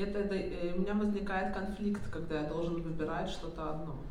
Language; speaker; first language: Russian; native; Russian